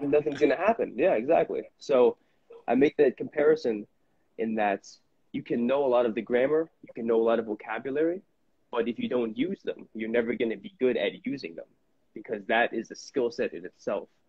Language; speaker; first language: English; native; English